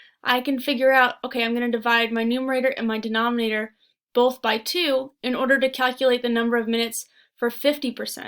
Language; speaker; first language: English; native; English